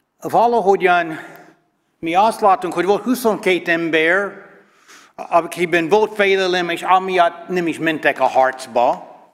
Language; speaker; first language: Hungarian; non-native, learner; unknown